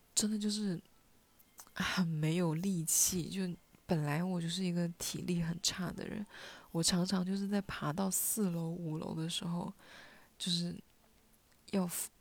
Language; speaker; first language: Chinese; non-native, local second language; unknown